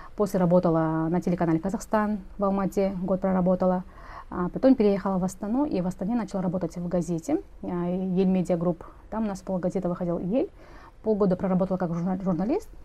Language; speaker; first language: Russian; non-native, local second language; Kazakh